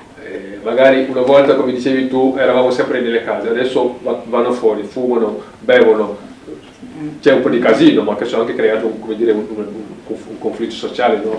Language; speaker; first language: Italian; non-native, fluent; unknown